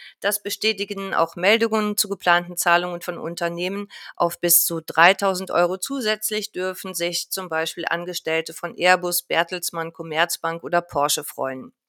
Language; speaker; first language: German; native; German